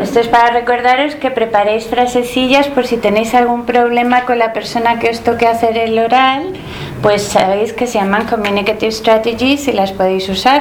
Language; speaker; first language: Spanish; native; Spanish